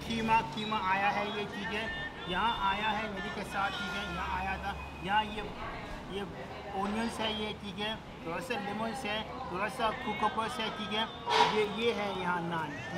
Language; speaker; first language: Hindi; non-native, learner; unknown